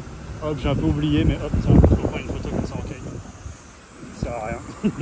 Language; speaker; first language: French; native; French